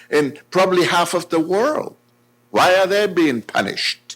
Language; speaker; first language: English; non-native, fluent; Hebrew